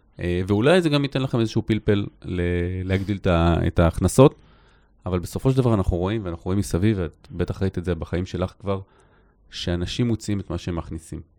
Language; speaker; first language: Hebrew; native; Hebrew